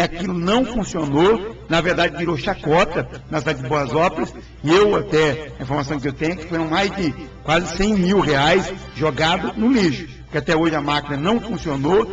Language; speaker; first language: Portuguese; native; Portuguese